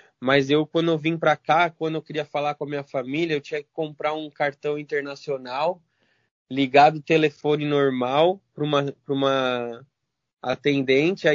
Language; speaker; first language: Portuguese; early bilingual, other home language; Arabic